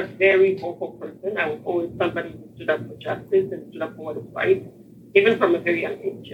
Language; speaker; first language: English; non-native, local second language; Shona